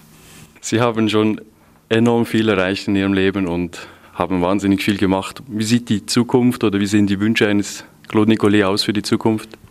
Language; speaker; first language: German; native; German